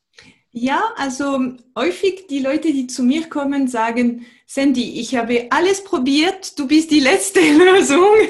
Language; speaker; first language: German; non-native, fluent; French